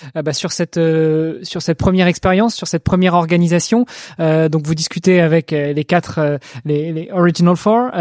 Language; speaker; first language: French; native; French